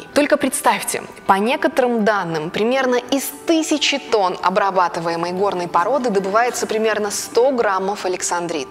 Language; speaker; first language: Russian; native; Russian